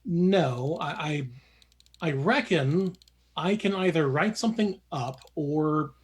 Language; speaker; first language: English; native; English